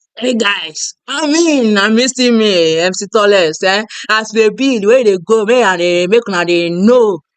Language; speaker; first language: Nigerian Pidgin; non-native, local second language; Yoruba